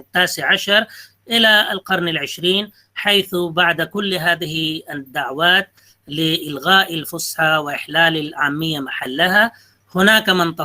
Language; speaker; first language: Arabic; non-native, fluent; Urdu